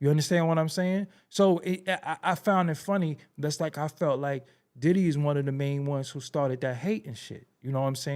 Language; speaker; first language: English; native; English